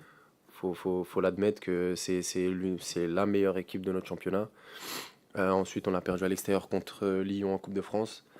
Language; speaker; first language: French; native; French